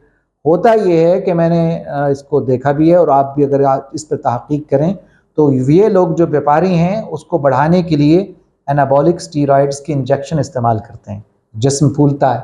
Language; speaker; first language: Urdu; native; Urdu